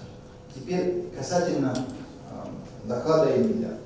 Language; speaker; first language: Russian; non-native, fluent; French